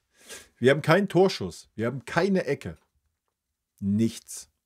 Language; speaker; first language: German; native; German